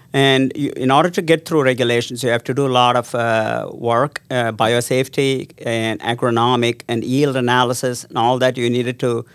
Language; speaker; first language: English; non-native, local second language; Tamil